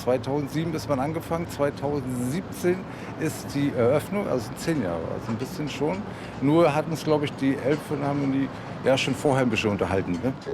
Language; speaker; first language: German; native; German